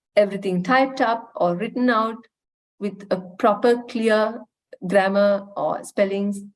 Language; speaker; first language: English; non-native, local second language; Sinhala